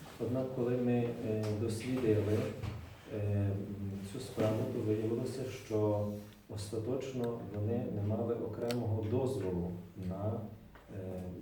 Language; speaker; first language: Ukrainian; native; Ukrainian